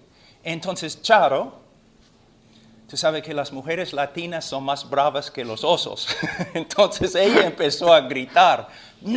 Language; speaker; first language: Spanish; non-native, fluent; English